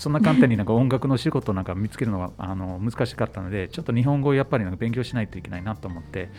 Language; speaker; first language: Japanese; non-native, fluent; English